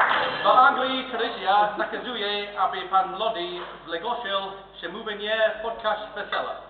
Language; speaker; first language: Polish; non-native, learner; English